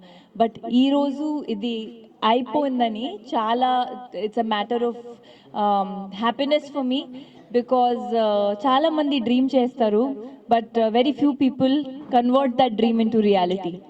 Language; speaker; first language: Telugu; non-native, fluent; Hindi